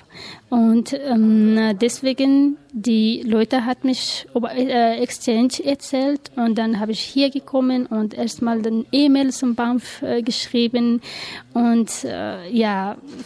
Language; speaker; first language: German; non-native, learner; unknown